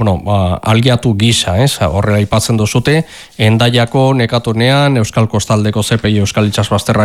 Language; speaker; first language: Basque; native; Basque